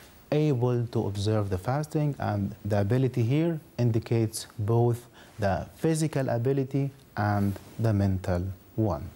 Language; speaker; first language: English; non-native, fluent; Arabic